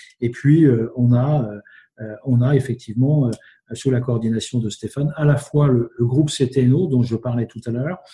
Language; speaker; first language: French; native; French